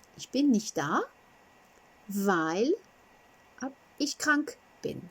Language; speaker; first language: German; non-native, fluent; French